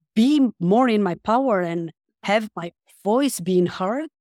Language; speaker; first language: English; non-native, fluent; Romanian